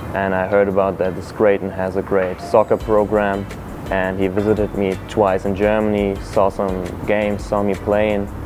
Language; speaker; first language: English; non-native, fluent; German